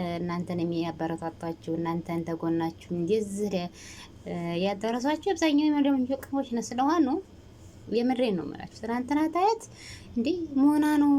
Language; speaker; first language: Amharic; native; Amharic